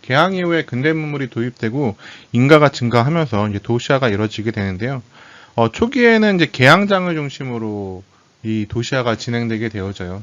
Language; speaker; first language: Korean; native; Korean